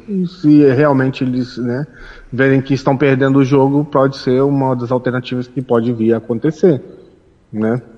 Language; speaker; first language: Portuguese; native; Portuguese